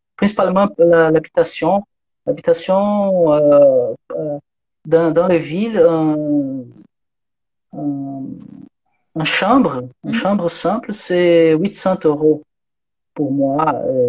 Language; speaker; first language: French; non-native, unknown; Portuguese